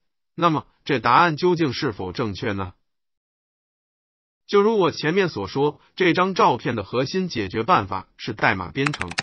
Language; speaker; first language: Chinese; native; Chinese